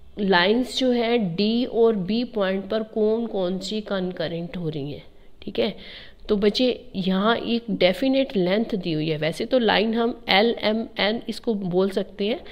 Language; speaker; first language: Hindi; native; Hindi